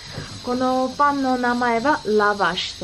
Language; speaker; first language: Japanese; non-native, learner; Armenian